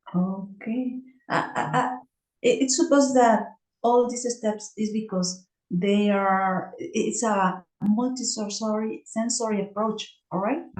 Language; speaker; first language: English; non-native, fluent; Spanish